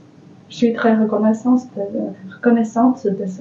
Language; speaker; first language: French; non-native, fluent; Chinese